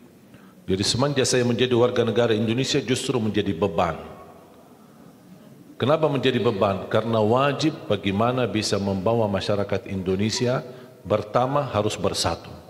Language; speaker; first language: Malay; non-native, fluent; Arabic